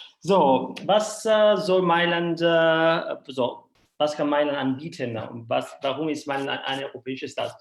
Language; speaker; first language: German; non-native, learner; Italian